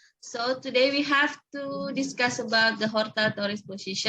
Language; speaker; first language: English; non-native, learner; Indonesian